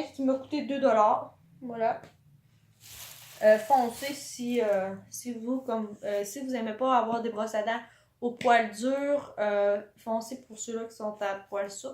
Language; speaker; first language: French; native; French